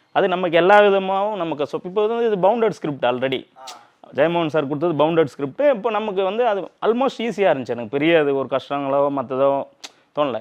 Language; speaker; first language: Tamil; native; Tamil